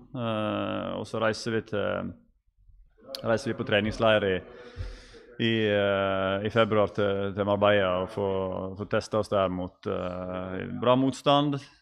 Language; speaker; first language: Norwegian; native; Norwegian